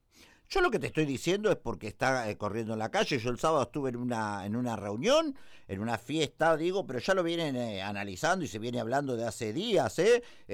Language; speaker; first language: Spanish; native; Spanish